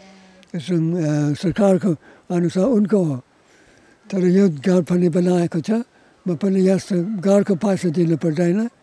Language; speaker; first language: Nepali; non-native, learner; English